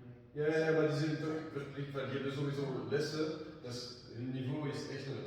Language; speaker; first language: Dutch; non-native, local second language; French